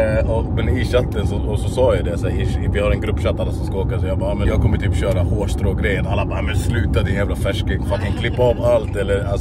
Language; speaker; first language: Swedish; native; Swedish